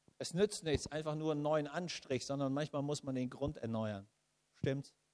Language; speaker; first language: German; native; German